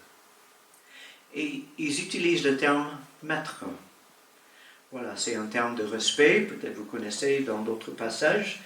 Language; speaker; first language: French; native; French